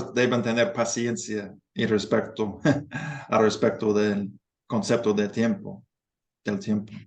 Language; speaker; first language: Spanish; non-native, fluent; English